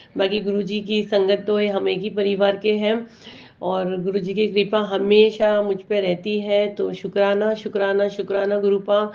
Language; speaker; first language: Hindi; native; Hindi